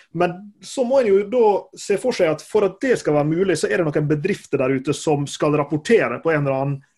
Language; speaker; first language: Norwegian; native; Norwegian